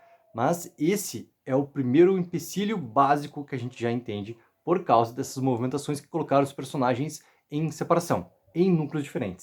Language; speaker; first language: Portuguese; native; Portuguese